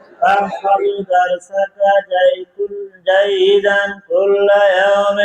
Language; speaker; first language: Arabic; non-native, fluent; Bangla